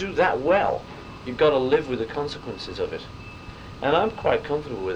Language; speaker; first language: English; native; English